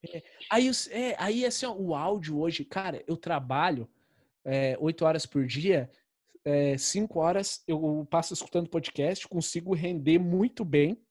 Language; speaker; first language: Portuguese; native; Portuguese